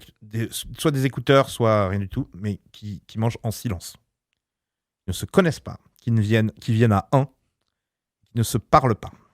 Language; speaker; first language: French; native; French